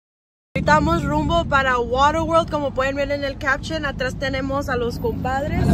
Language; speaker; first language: Spanish; early bilingual, other home language; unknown